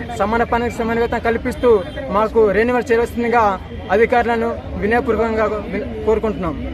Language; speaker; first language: Telugu; non-native, local second language; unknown